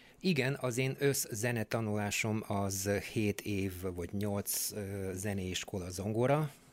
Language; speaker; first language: Hungarian; non-native, fluent; Bulgarian